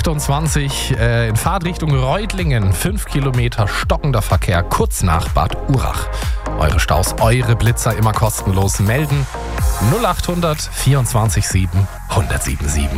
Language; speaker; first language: German; native; German